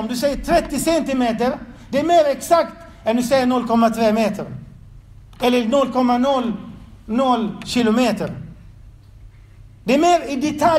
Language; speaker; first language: Swedish; non-native, fluent; Arabic